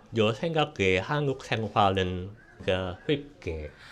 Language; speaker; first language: Korean; non-native, learner; Indonesian